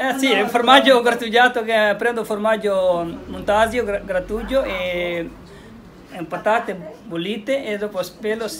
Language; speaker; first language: Italian; non-native, learner; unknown